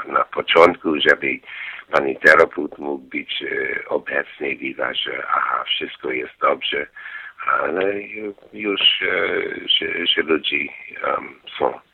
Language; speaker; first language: Polish; non-native, learner; English